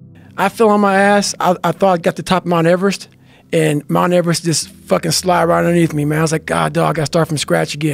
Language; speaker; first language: English; native; English